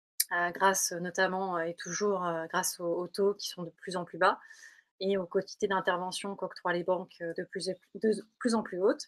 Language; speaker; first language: French; native; French